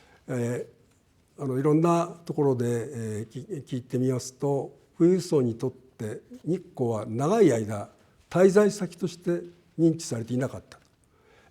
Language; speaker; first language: Japanese; native; Japanese